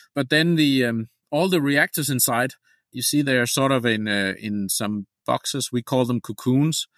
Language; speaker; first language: English; non-native, fluent; Danish